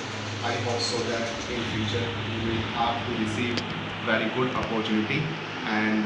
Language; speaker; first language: English; non-native, local second language; Hindi